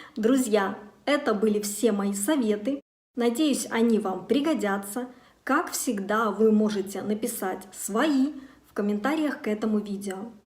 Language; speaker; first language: Russian; native; Russian